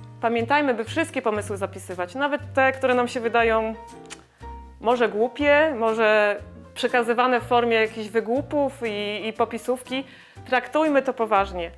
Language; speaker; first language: Polish; native; Polish